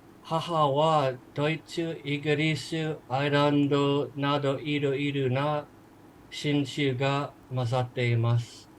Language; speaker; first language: Japanese; non-native, learner; English